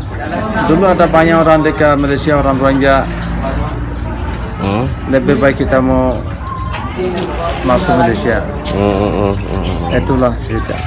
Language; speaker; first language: Indonesian; non-native, learner; Rohingya